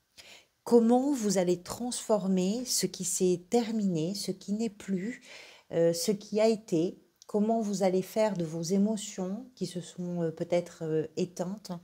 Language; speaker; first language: French; native; French